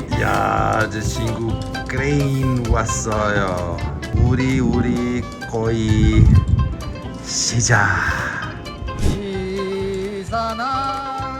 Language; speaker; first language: Korean; non-native, learner; Italian